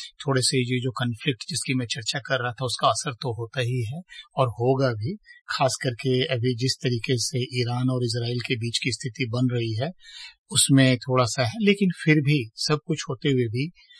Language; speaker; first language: Hindi; native; Hindi